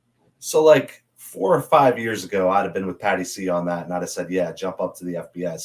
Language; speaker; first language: English; native; English